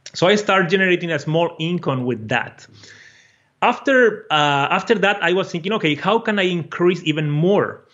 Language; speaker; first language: English; non-native, fluent; Portuguese